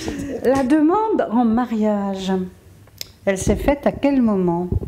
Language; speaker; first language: French; native; French